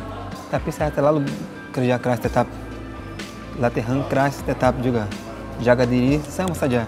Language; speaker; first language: Indonesian; non-native, fluent; Portuguese